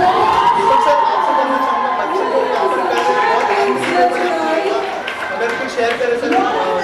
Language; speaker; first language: Hindi; native; Hindi